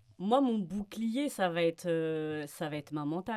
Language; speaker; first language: French; early bilingual, other home language; Fula